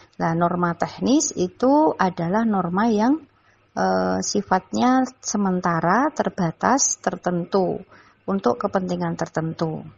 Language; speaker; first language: Indonesian; non-native, local second language; Javanese